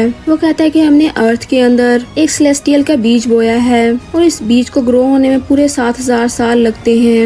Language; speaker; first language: Hindi; native; Hindi